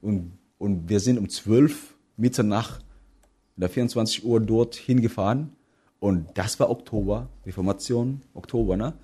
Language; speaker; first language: German; non-native, fluent; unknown